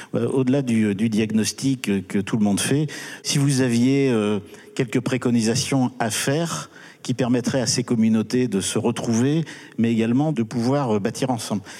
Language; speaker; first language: French; native; French